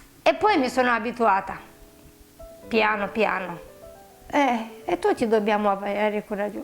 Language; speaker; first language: Italian; non-native, fluent; Romanian